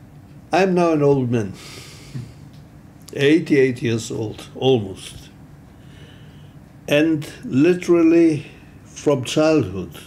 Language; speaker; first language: English; non-native, fluent; Hebrew